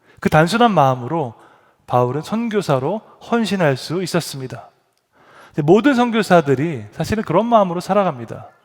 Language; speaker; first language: Korean; native; Korean